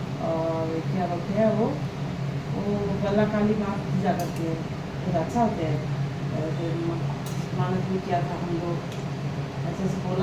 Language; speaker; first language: Hindi; non-native, local second language; Bangla